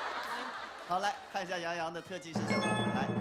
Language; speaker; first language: Chinese; native; Chinese